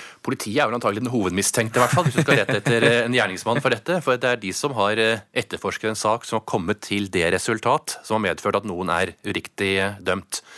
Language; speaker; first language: Norwegian; native; Norwegian